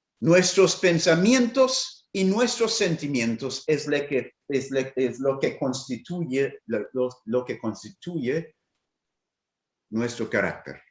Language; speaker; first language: Spanish; non-native, fluent; English